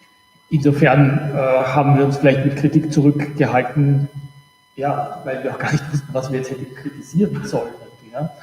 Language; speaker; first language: German; native; German